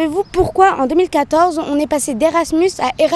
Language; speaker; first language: French; native; French